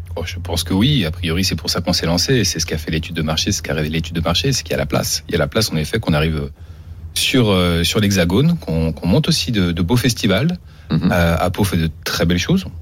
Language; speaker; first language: French; native; French